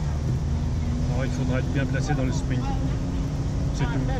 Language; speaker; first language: French; native; French